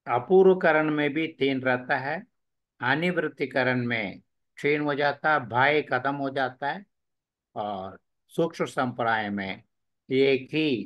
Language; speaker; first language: Hindi; non-native, local second language; Tamil